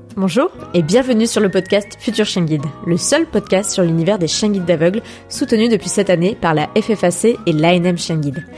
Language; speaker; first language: French; native; French